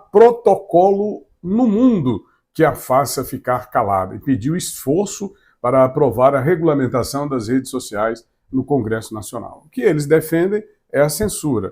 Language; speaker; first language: Portuguese; native; Portuguese